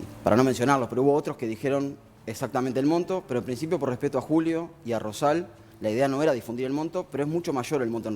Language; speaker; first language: Spanish; native; Spanish